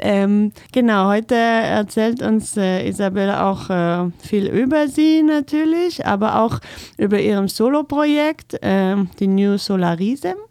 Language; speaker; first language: German; non-native, fluent; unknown